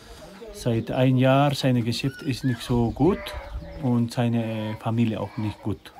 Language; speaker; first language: German; non-native, learner; Spanish